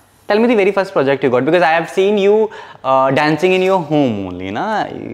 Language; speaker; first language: English; non-native, local second language; Haryanvi